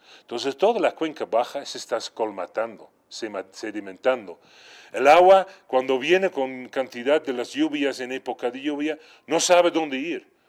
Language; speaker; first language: Spanish; non-native, fluent; Dutch